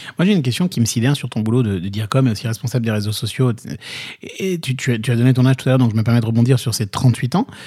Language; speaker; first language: French; native; French